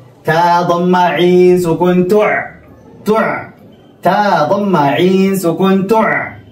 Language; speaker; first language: Arabic; non-native, fluent; Oromo